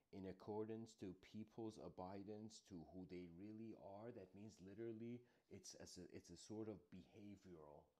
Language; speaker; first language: English; native; English